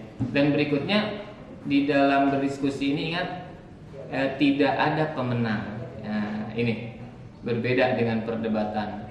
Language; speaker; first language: Indonesian; native; Indonesian